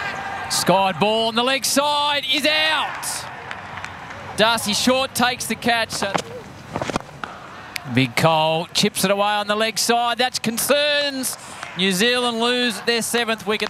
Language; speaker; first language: English; native; English